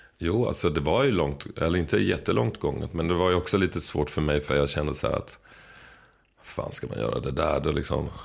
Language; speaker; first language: Swedish; native; Swedish